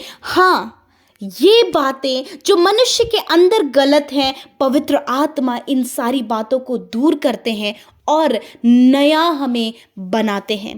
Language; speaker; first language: Hindi; native; Hindi